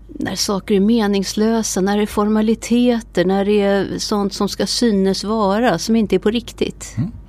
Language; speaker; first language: Swedish; native; Swedish